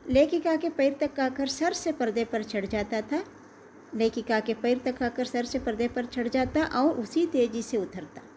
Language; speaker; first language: Hindi; non-native, local second language; Kannada